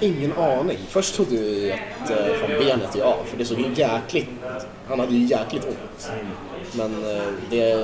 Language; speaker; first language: Swedish; native; Swedish